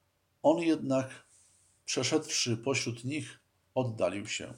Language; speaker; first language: Polish; native; Polish